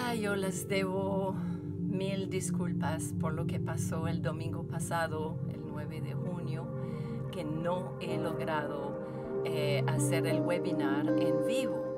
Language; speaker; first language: Spanish; non-native, fluent; French